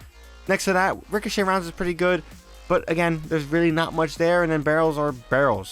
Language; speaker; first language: English; native; English